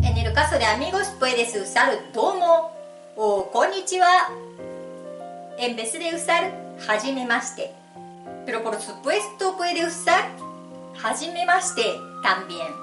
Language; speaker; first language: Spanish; non-native, fluent; Japanese